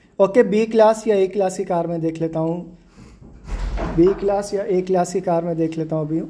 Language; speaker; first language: Hindi; native; Hindi